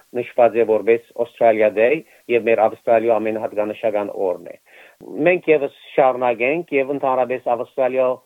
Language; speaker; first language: Armenian; early bilingual, heritage; Armenian